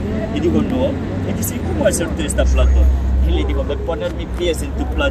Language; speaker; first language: Spanish; non-native, learner; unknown